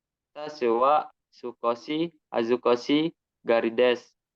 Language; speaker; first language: Japanese; non-native, learner; Indonesian